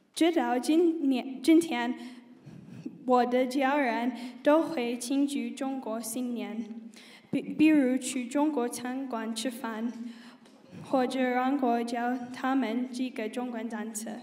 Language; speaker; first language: Chinese; non-native, learner; English